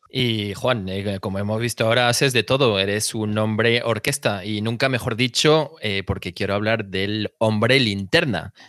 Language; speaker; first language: Spanish; non-native, fluent; French